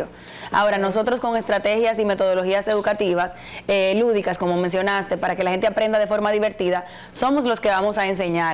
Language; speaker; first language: Spanish; native; Spanish